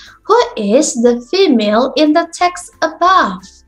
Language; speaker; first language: English; non-native, fluent; Indonesian